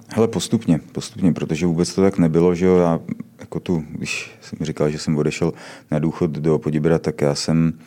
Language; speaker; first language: Czech; native; Czech